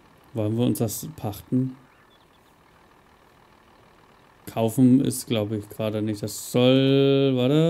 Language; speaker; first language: German; native; German